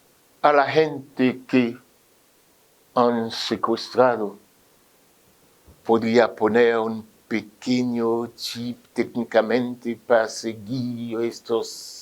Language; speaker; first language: Spanish; non-native, fluent; French